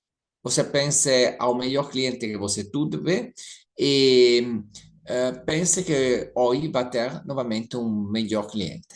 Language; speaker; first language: Portuguese; non-native, learner; Italian